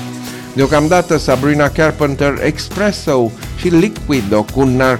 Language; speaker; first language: Romanian; native; Romanian